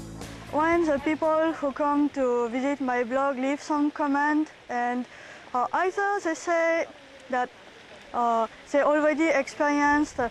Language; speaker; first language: English; non-native, fluent; French